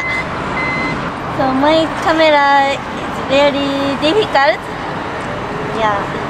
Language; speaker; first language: English; non-native, learner; Japanese